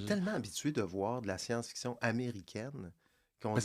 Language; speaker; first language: French; native; French